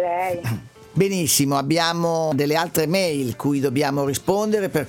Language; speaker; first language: Italian; native; Italian